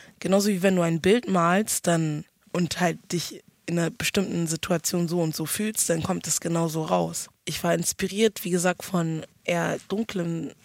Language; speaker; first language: German; early bilingual, other home language; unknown